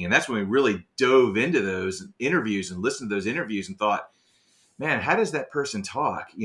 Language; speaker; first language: English; native; English